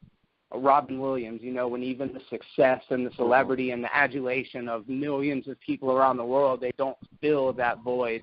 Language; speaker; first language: English; native; English